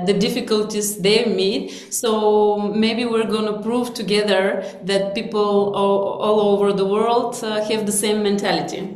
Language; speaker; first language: English; non-native, fluent; Bulgarian